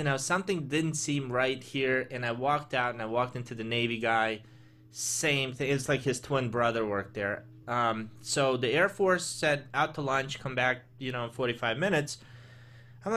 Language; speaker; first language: English; early bilingual, other home language; Russian